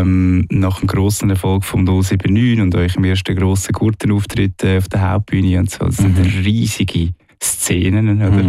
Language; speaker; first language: German; native; German